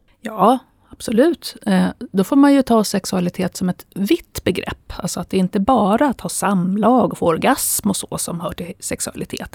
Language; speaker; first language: Swedish; native; Swedish